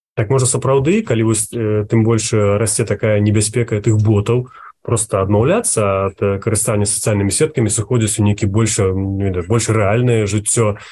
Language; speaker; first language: Belarusian; native; Belarusian